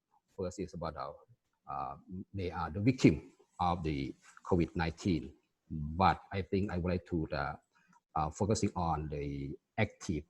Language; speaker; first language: English; non-native, fluent; Thai